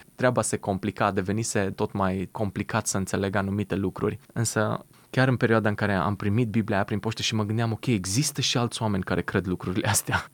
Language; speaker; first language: Romanian; native; Romanian